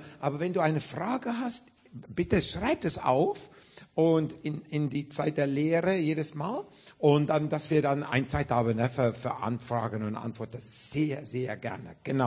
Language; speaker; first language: German; non-native, fluent; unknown